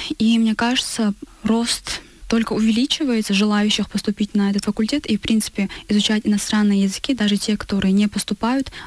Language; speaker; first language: Russian; non-native, local second language; Chechen